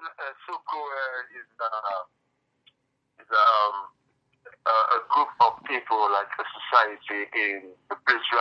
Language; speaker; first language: English; non-native, local second language; Krio